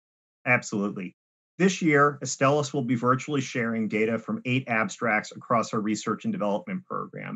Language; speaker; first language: English; native; English